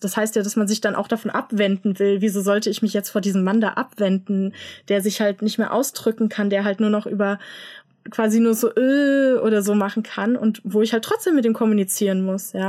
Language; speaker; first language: German; native; German